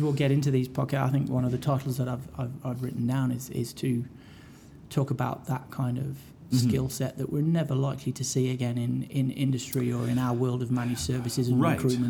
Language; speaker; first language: English; native; English